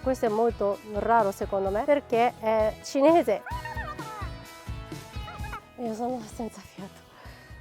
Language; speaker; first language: Italian; non-native, fluent; Japanese